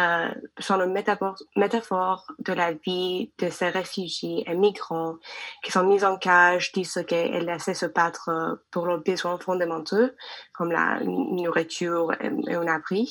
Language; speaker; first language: French; non-native, learner; English